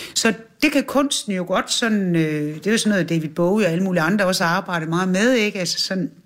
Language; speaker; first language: Danish; native; Danish